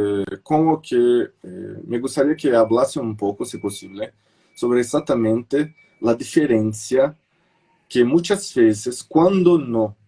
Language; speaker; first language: Spanish; non-native, fluent; Portuguese